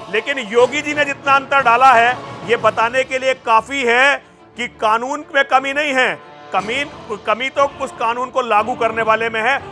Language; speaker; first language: Hindi; native; Hindi